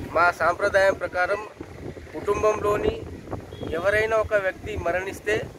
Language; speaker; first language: Telugu; non-native, local second language; Lambadi